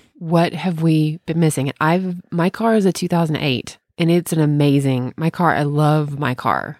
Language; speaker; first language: English; native; English